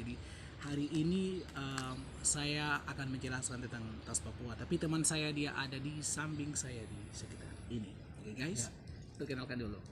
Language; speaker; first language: Indonesian; non-native, local second language; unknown